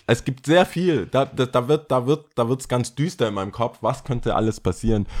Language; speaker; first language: German; early bilingual, other home language; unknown